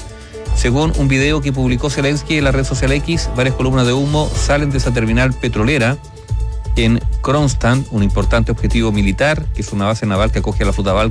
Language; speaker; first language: Spanish; native; Spanish